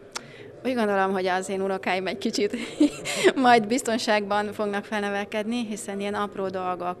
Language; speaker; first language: Hungarian; native; Hungarian